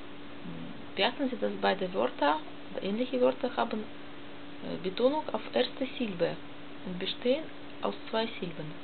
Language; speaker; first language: German; non-native, learner; Russian